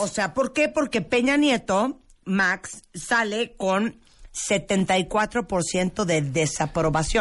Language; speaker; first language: Spanish; native; Spanish